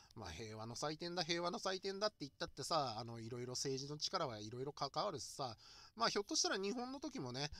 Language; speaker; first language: Japanese; native; Japanese